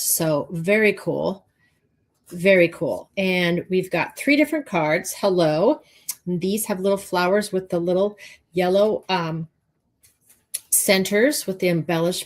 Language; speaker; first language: English; native; English